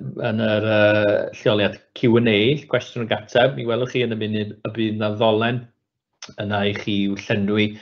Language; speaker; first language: Welsh; native; Welsh